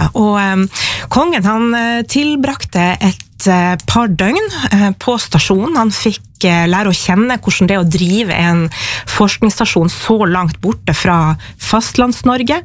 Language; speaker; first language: Norwegian; native; Norwegian